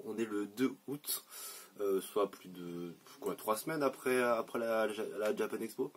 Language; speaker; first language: French; native; French